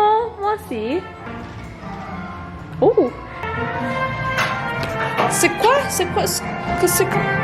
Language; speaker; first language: French; non-native, learner; English